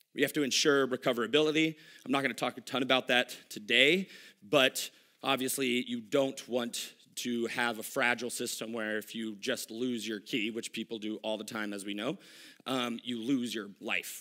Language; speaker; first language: English; native; English